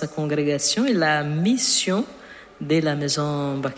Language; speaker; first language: French; non-native, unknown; Portuguese